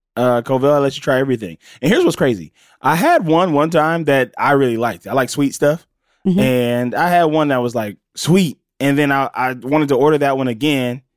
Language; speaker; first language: English; native; English